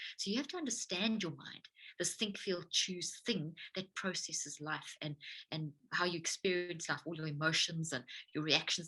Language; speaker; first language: English; native; English